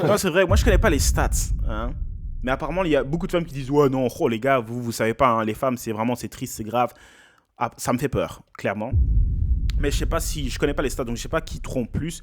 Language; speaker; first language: French; native; French